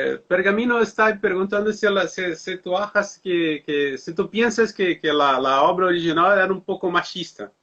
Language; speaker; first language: Spanish; non-native, learner; Portuguese